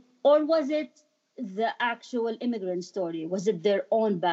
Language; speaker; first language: English; non-native, fluent; Arabic